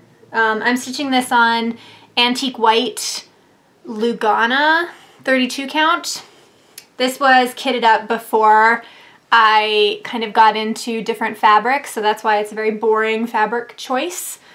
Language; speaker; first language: English; native; English